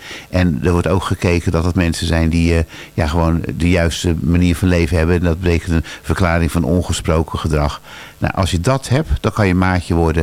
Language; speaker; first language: Dutch; native; Dutch